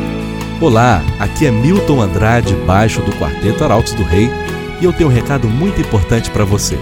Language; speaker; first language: Portuguese; native; Portuguese